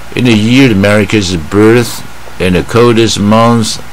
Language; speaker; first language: English; non-native, fluent; Chinese